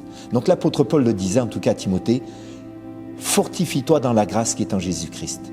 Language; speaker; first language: French; native; French